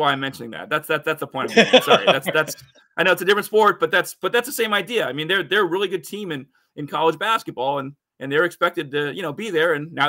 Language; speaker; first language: English; native; English